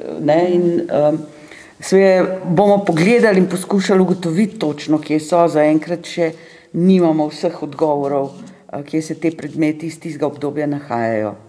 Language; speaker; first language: Slovenian; native; Slovenian